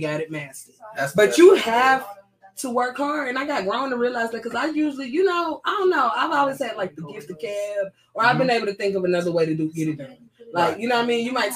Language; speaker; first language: English; native; English